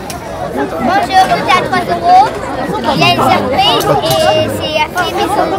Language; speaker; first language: French; non-native, learner; Japanese